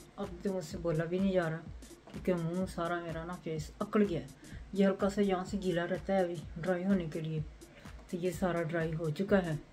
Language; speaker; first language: Urdu; native; Urdu